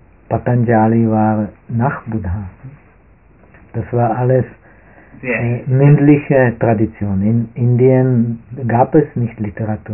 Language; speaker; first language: German; non-native, fluent; Czech